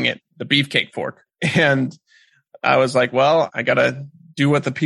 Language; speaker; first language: English; native; English